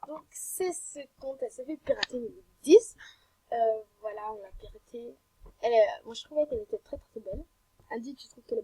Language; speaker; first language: French; native; French